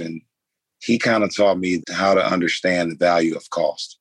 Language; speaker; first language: English; native; English